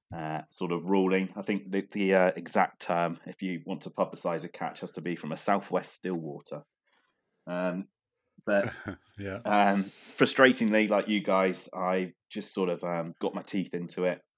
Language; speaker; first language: English; native; English